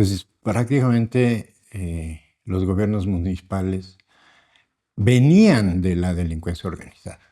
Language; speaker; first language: Spanish; native; Spanish